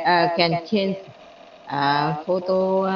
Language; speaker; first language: English; non-native, learner; Vietnamese